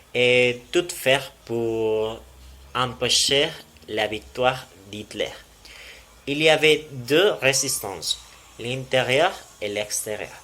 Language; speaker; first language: French; non-native, learner; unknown